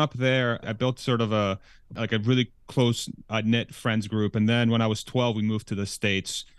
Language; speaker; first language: English; early bilingual, other home language; Persian